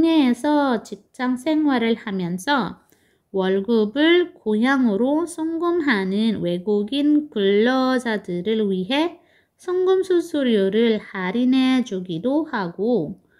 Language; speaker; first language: Korean; non-native, fluent; Filipino